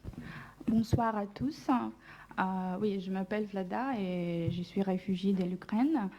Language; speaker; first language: French; non-native, learner; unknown